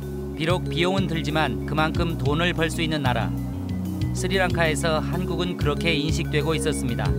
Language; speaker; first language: Korean; native; Korean